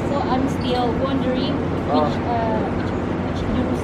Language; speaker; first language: English; non-native, fluent; Indonesian